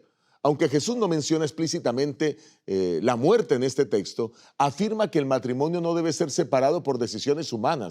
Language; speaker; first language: Spanish; native; Spanish